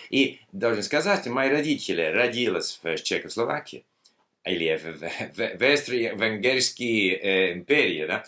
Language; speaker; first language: Russian; non-native, learner; English